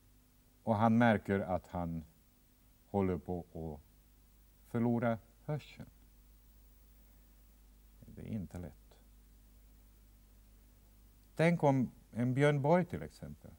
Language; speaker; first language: Swedish; non-native, fluent; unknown